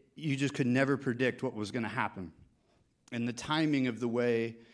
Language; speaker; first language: English; native; English